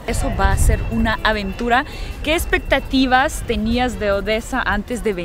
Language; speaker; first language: Spanish; early bilingual, heritage; Russian